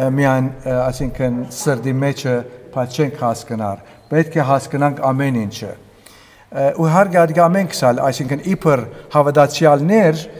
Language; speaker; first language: Armenian; early bilingual, heritage; Armenian